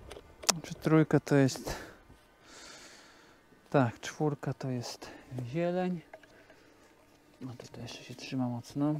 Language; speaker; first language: Polish; native; Polish